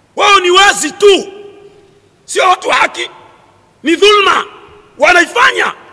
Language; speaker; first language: Swahili; native; Swahili